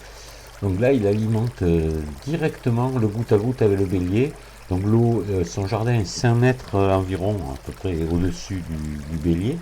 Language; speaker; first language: French; native; French